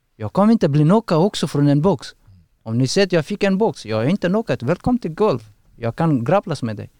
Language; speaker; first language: Swedish; non-native, learner; Persian